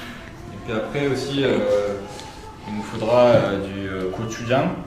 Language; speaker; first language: French; native; French